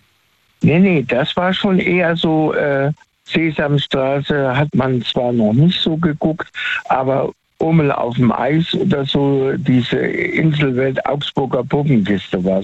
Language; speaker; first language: German; native; German